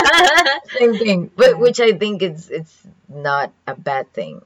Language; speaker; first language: English; non-native, fluent; Spanish